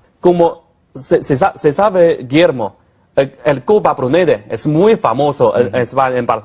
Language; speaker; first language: Spanish; non-native, fluent; Chinese